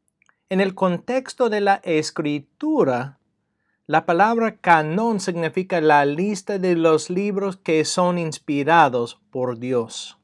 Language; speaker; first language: Spanish; non-native, fluent; English